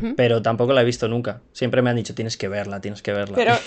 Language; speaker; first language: Spanish; native; Spanish